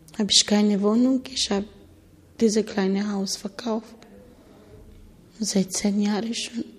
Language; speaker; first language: German; non-native, learner; Bulgarian